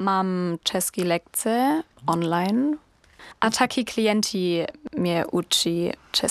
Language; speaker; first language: Czech; non-native, learner; German